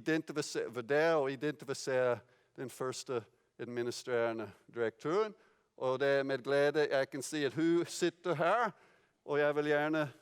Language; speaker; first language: Norwegian; non-native, fluent; English